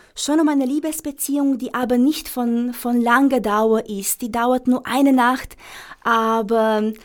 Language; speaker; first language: German; non-native, fluent; Romanian